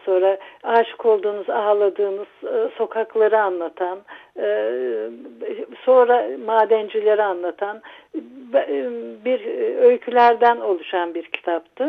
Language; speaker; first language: Turkish; native; Turkish